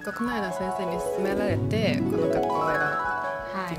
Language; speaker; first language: Japanese; non-native, learner; Chinese